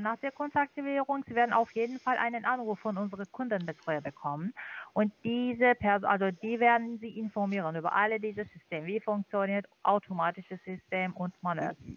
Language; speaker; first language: German; non-native, learner; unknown